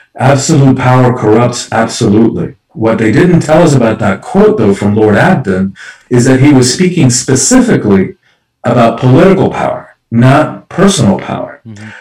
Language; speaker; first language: English; early bilingual, other home language; Spanish